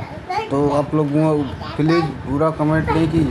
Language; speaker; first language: Hindi; non-native, local second language; Bangla